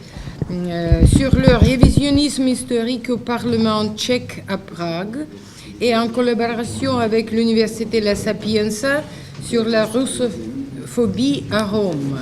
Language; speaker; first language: French; non-native, fluent; Russian